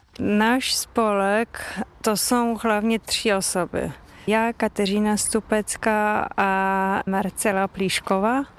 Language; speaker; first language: Czech; non-native, fluent; Polish